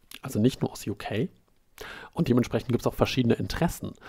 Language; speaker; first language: German; native; German